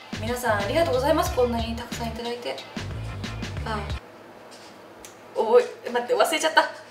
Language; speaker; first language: Japanese; native; Japanese